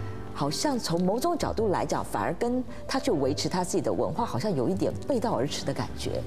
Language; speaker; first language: Chinese; native; Chinese